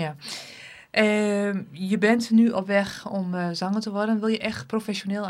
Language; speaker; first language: Dutch; native; Dutch